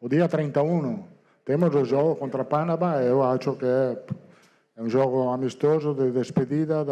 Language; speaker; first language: Portuguese; non-native, fluent; Italian